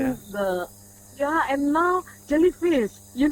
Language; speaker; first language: English; non-native, learner; Indonesian